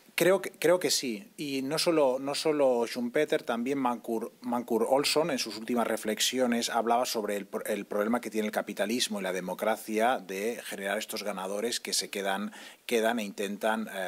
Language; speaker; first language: Spanish; non-native, local second language; Catalan